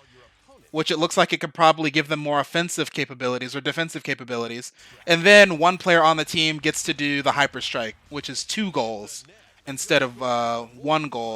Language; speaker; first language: English; native; English